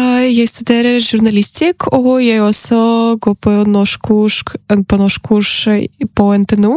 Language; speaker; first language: Norwegian; non-native, learner; Ukrainian